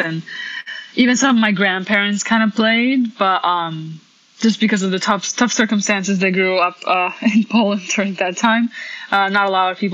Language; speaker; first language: English; early bilingual, other home language; Polish